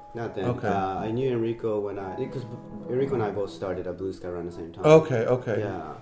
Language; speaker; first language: English; non-native, fluent; Japanese